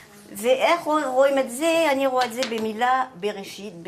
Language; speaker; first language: Hebrew; non-native, fluent; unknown